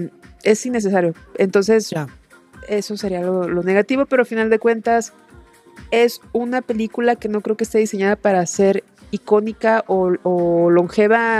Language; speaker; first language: Spanish; native; Spanish